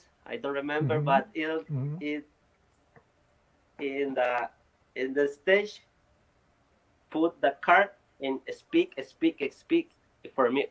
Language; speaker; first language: English; non-native, learner; Spanish